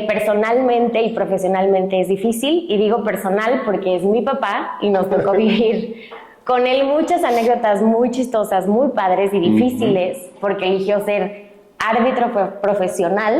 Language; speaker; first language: Spanish; native; Spanish